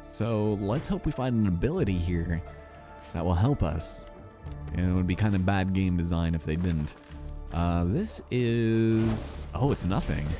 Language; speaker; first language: English; native; English